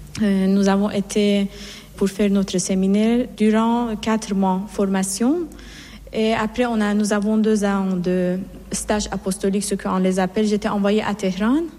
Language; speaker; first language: French; non-native, fluent; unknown